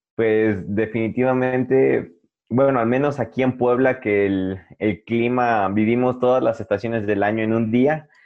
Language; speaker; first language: Spanish; native; Spanish